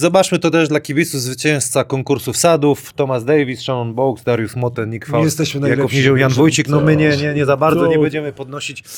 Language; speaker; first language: Polish; native; Polish